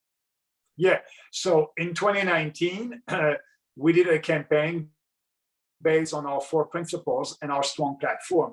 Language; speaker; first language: English; non-native, local second language; French